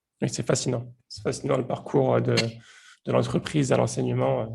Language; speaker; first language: French; native; French